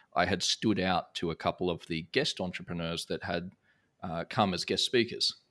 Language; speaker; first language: English; native; English